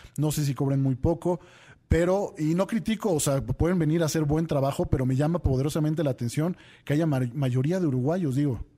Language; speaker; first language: Spanish; native; Spanish